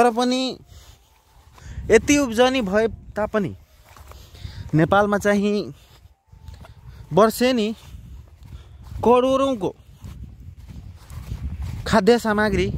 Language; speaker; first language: Nepali; non-native, local second language; Maithili